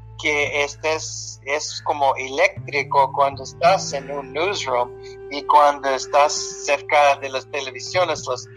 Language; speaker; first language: Spanish; early bilingual, heritage; Spanish